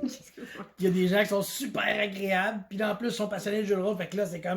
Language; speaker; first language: French; native; French